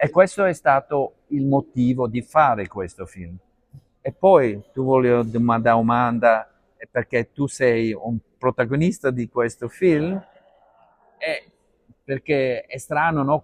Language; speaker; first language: Italian; non-native, learner; Arabic